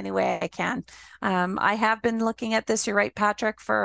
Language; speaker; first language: English; native; English